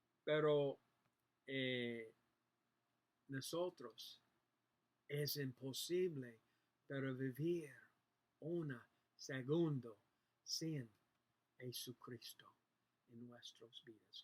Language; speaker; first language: Spanish; non-native, learner; English